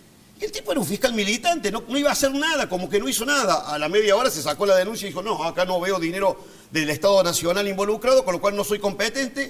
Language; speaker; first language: Spanish; native; Spanish